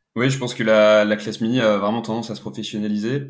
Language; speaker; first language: French; native; French